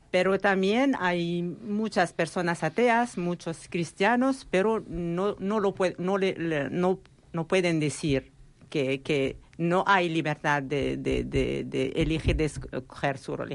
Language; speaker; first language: Spanish; non-native, learner; Arabic